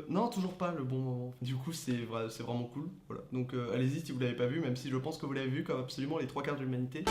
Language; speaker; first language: French; native; French